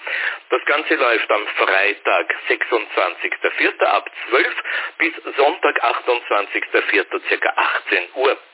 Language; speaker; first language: German; native; German